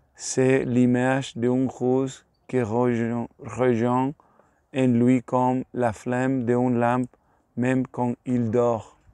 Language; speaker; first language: French; non-native, learner; Spanish